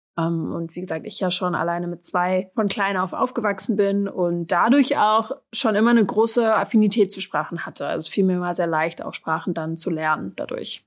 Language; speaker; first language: German; native; German